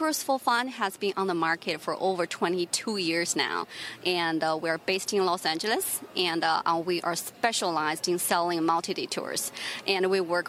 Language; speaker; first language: English; non-native, fluent; Chinese